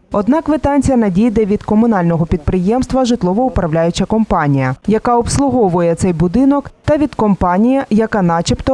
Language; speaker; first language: Ukrainian; native; Ukrainian